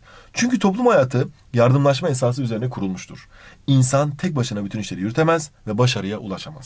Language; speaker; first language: Turkish; native; Turkish